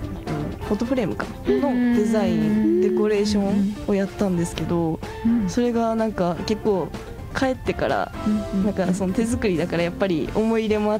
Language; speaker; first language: Japanese; native; Japanese